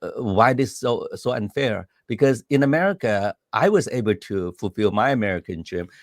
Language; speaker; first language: English; non-native, fluent; Chinese